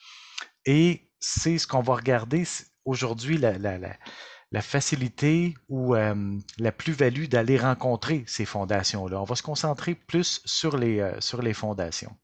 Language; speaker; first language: French; native; French